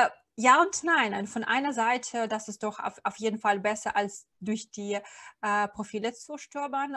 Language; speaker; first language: German; non-native, fluent; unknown